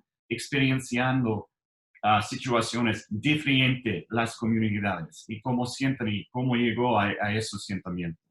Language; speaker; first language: Spanish; non-native, learner; English